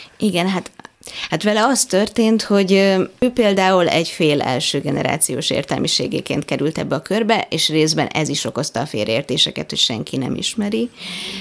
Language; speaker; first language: Hungarian; native; Hungarian